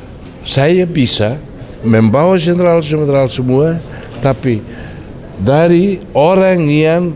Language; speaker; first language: Indonesian; non-native, fluent; Tetum